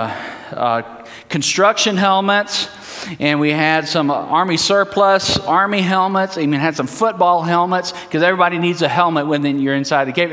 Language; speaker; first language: English; early bilingual, heritage; English